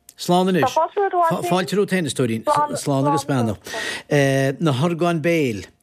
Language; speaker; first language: Irish; native; Irish